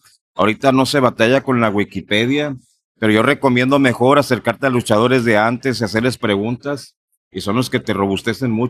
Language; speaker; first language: Spanish; native; Spanish